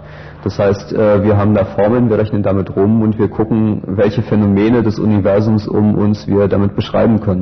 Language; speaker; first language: German; native; German